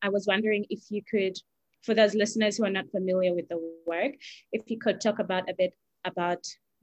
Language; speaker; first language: English; non-native, local second language; Ganda